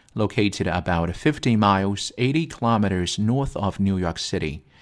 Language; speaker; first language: English; non-native, fluent; Chinese